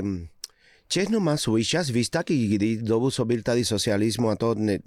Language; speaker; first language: Czech; non-native, fluent; Spanish